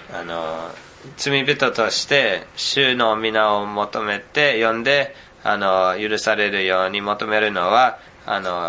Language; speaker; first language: Japanese; non-native, fluent; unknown